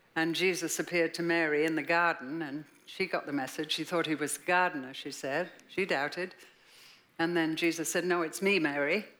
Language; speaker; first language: English; native; English